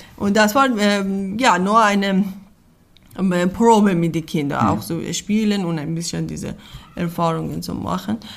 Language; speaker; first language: German; non-native, learner; Persian